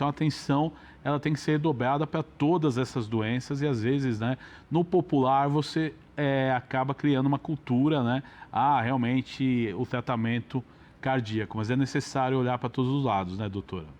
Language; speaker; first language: Portuguese; native; Portuguese